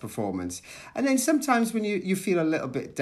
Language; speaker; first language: English; native; English